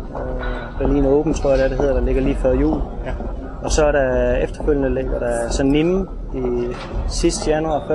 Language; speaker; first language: Danish; native; Danish